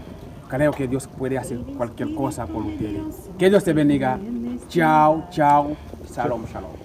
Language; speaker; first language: Spanish; non-native, learner; Haitian Creole